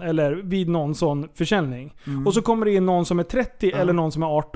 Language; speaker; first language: Swedish; native; Swedish